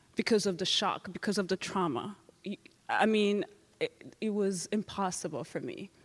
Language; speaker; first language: English; non-native, local second language; Kinyarwanda